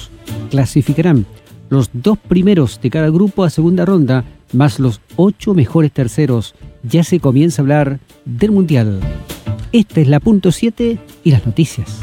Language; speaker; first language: Spanish; native; Spanish